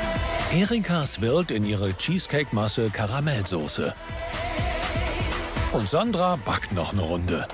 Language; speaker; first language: German; native; German